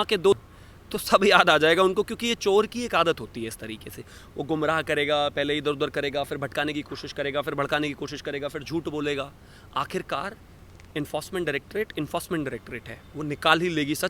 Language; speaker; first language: Hindi; native; Hindi